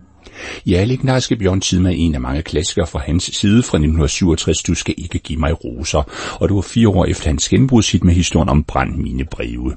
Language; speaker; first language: Danish; native; Danish